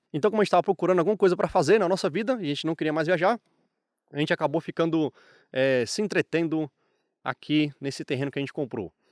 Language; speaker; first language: Portuguese; native; Portuguese